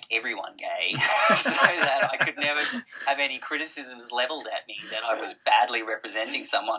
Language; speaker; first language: English; native; English